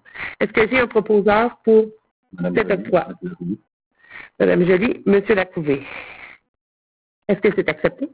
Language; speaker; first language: French; native; French